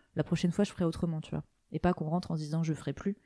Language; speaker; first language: French; native; French